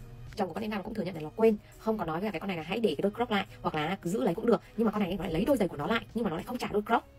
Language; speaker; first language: Vietnamese; native; Vietnamese